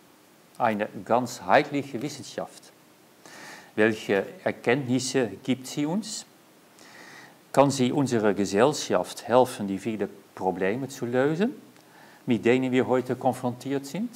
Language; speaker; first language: German; non-native, learner; Dutch